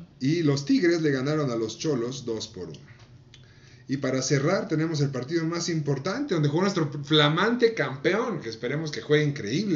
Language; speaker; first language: Spanish; native; Spanish